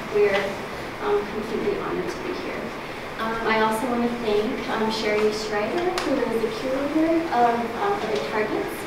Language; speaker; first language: English; native; English